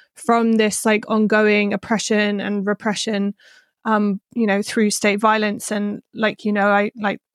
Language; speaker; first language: English; native; English